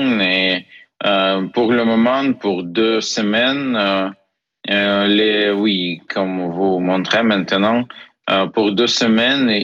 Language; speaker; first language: French; non-native, learner; Ukrainian